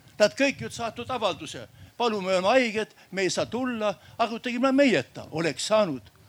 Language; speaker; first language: Estonian; native; Estonian